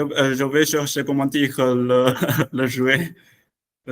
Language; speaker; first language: French; non-native, learner; Chinese